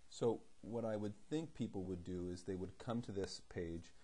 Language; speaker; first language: English; native; English